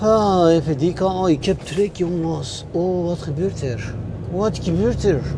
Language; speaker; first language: Dutch; non-native, fluent; Turkish